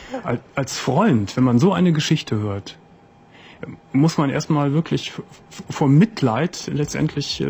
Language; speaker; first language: German; native; German